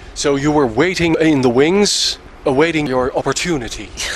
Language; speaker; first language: English; non-native, fluent; Dutch